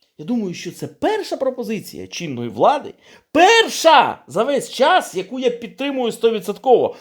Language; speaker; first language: Ukrainian; non-native, local second language; Russian